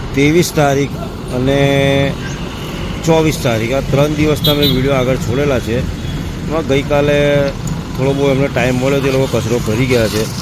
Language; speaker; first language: Gujarati; native; Gujarati